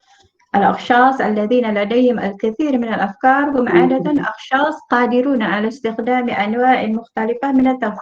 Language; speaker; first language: Arabic; non-native, fluent; Malay